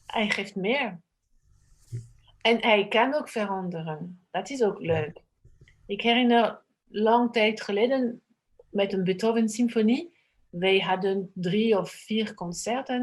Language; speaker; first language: Dutch; non-native, fluent; French